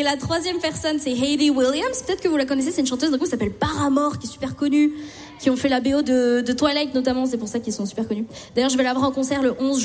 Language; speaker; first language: French; native; French